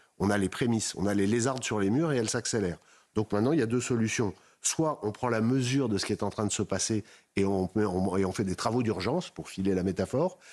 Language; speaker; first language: French; native; French